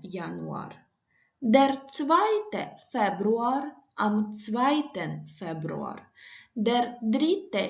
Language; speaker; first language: German; non-native, fluent; Ukrainian